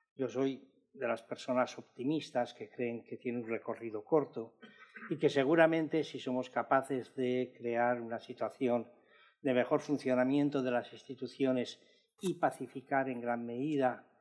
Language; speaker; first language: Spanish; native; Spanish